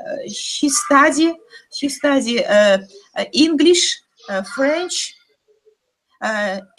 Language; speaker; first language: English; non-native, learner; Russian